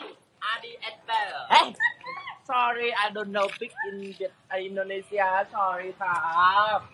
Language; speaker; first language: English; non-native, learner; Vietnamese